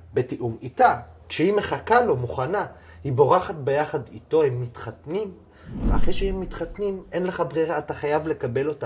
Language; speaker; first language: Hebrew; non-native, local second language; Adyghe